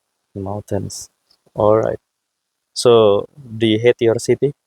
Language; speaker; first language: English; non-native, fluent; Indonesian